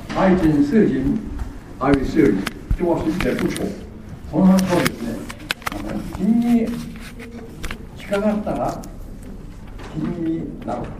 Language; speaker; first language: Japanese; non-native, learner; Korean